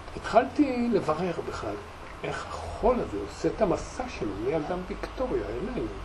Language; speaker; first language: Hebrew; native; Hebrew